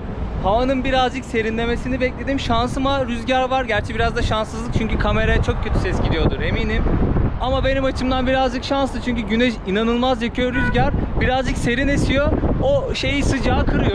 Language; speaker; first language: Turkish; native; Turkish